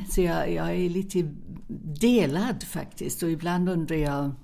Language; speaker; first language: Swedish; non-native, fluent; English